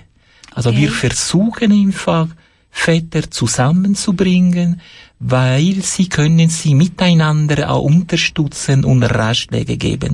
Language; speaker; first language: German; non-native, fluent; Italian